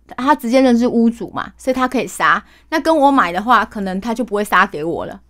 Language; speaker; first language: Chinese; native; Chinese